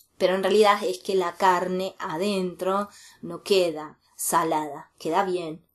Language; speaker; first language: Spanish; native; Spanish